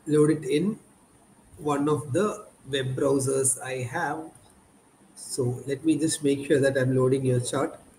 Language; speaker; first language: English; non-native, local second language; Malayalam